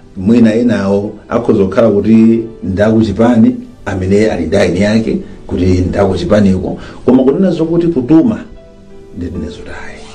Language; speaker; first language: Nyanja; native; Nyanja